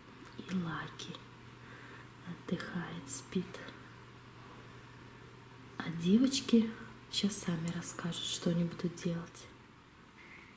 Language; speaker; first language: Russian; native; Russian